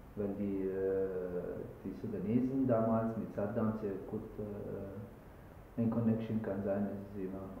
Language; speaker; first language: German; non-native, learner; Arabic